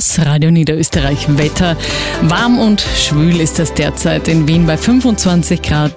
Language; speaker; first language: German; native; German